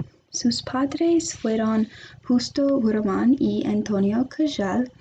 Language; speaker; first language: Spanish; non-native, learner; English